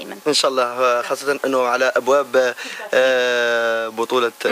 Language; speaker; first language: Arabic; native; Arabic